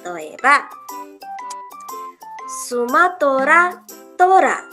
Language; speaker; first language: Japanese; non-native, learner; Indonesian